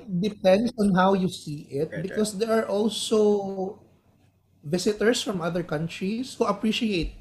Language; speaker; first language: English; non-native, local second language; Hiligaynon